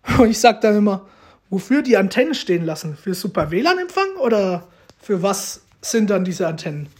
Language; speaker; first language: German; early bilingual, other home language; Romanian